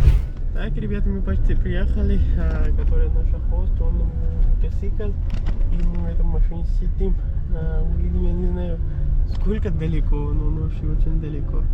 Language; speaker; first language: Russian; non-native, learner; Pashto